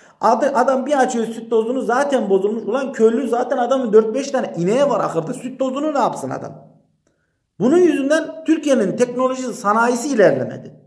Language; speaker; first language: Turkish; native; Turkish